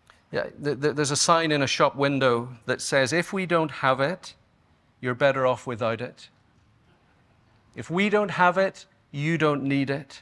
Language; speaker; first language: English; native; English